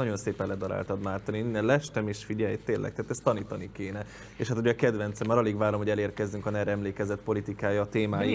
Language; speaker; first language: Hungarian; native; Hungarian